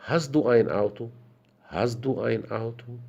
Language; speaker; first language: German; non-native, fluent; Arabic